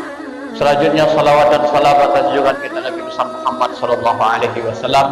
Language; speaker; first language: Indonesian; native; Indonesian